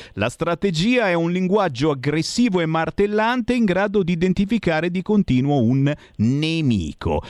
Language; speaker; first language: Italian; native; Italian